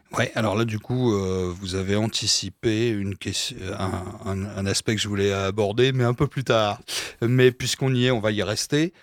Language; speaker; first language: French; native; French